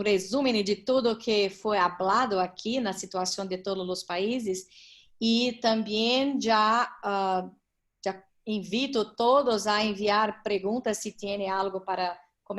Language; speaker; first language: Portuguese; non-native, learner; Spanish